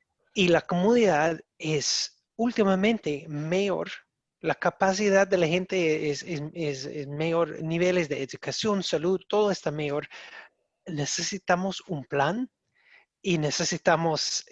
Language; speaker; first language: Spanish; non-native, learner; English